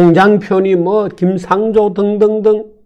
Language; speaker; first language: Korean; native; Korean